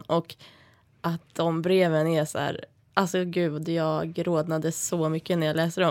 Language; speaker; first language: Swedish; native; Swedish